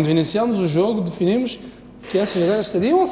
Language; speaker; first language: Portuguese; native; Portuguese